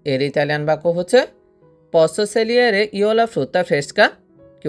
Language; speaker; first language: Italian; non-native, fluent; Bangla